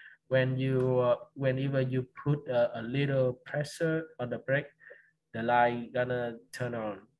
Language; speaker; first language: English; non-native, learner; Vietnamese